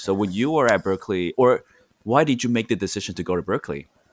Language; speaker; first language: English; non-native, fluent; Chinese